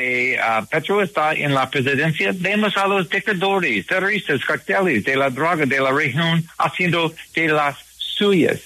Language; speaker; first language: Spanish; non-native, learner; English